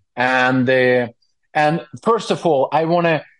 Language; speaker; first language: English; non-native, fluent; Ukrainian